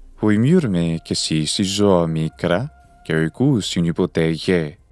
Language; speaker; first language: Greek; non-native, fluent; English